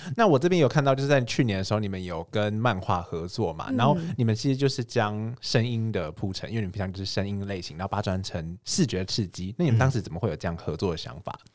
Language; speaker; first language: Chinese; native; Chinese